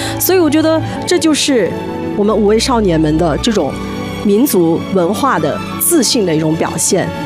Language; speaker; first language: Chinese; non-native, local second language; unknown